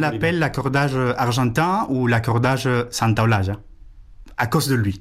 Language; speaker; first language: French; non-native, fluent; Spanish